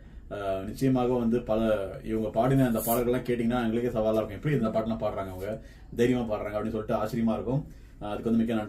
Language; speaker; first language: Tamil; native; Tamil